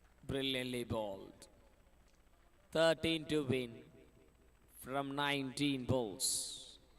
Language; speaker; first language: English; non-native, local second language; Malayalam